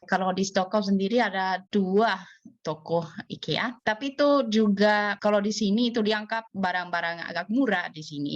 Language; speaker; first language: Indonesian; non-native, fluent; Swedish